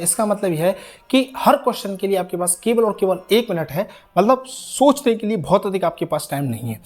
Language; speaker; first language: Hindi; native; Hindi